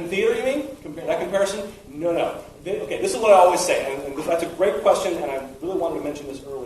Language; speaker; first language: English; native; English